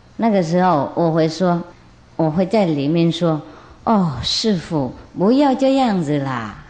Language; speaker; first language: Chinese; non-native, fluent; Vietnamese